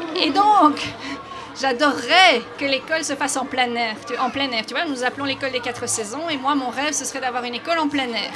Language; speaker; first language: French; native; French